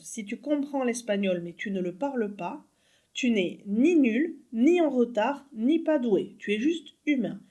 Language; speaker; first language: French; native; French